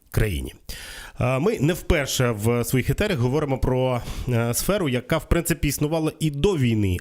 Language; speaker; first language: Ukrainian; native; Ukrainian